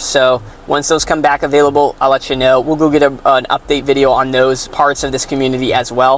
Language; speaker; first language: English; native; English